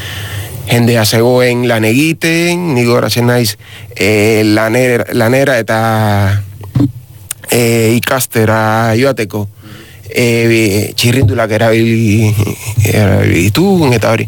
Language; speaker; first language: Basque; non-native, learner; Spanish